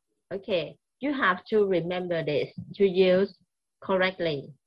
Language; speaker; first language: English; non-native, fluent; Vietnamese